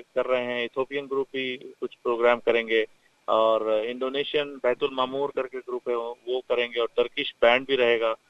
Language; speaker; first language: Urdu; native; Urdu